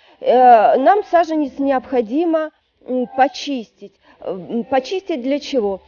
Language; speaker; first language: Russian; native; Russian